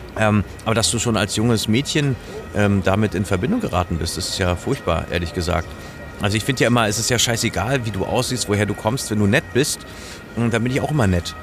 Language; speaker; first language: German; native; German